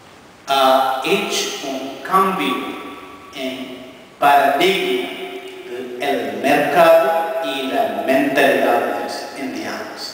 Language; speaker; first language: Spanish; non-native, fluent; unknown